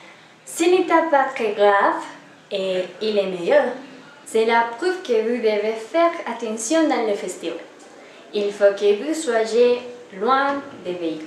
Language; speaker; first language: French; non-native, learner; Spanish